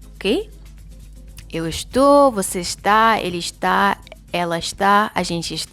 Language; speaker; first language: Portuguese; non-native, fluent; Arabic